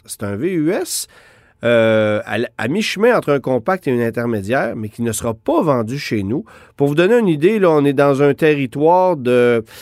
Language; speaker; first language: French; native; French